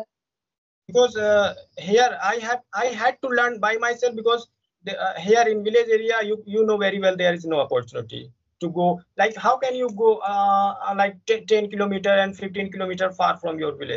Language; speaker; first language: English; non-native, fluent; Hindi